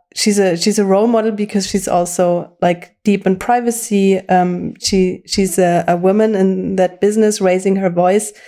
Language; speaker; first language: English; non-native, fluent; German